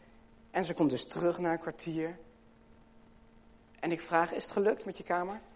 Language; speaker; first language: Dutch; native; Dutch